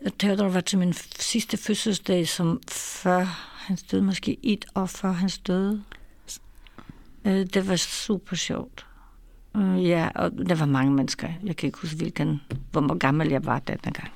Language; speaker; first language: Danish; non-native, learner; Polish